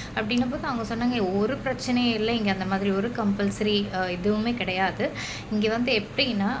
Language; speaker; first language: Tamil; non-native, local second language; Malayalam